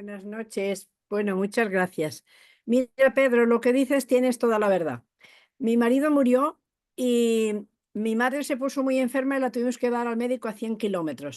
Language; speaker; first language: Spanish; native; Spanish